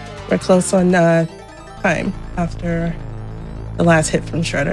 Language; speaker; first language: English; native; English